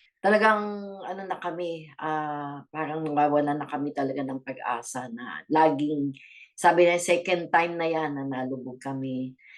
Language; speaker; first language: Filipino; native; Filipino